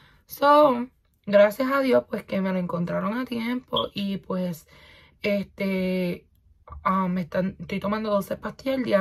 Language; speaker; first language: Spanish; early bilingual, heritage; Spanish